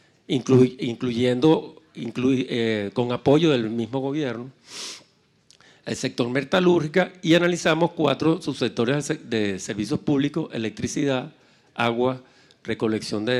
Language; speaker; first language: Spanish; native; Spanish